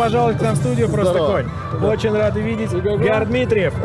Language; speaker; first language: Russian; native; Russian